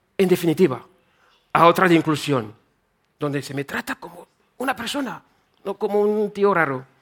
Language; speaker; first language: Spanish; non-native, fluent; French